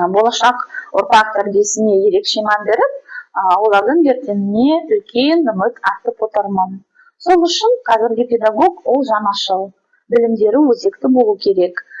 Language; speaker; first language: Kazakh; non-native, local second language; Russian